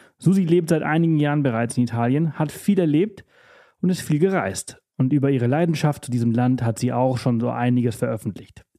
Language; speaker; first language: German; native; German